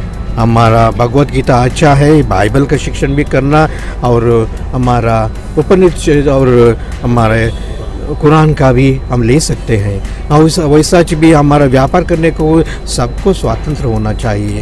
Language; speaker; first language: Hindi; non-native, local second language; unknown